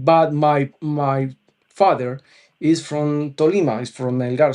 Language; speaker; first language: English; non-native, local second language; Spanish